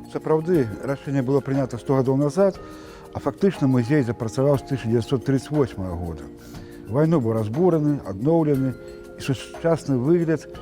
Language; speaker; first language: Belarusian; native; Belarusian